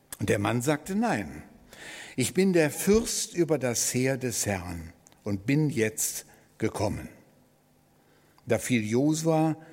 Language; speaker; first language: German; native; German